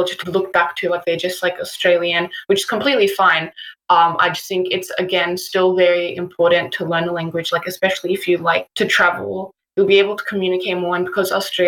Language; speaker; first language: English; native; English